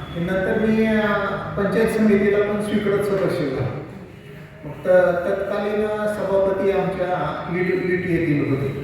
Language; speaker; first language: Marathi; native; Marathi